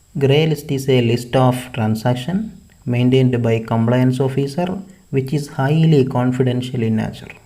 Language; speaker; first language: English; non-native, local second language; Malayalam